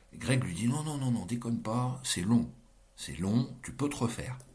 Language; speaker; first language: French; native; French